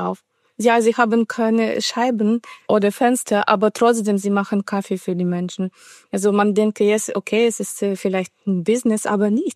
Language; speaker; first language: German; non-native, fluent; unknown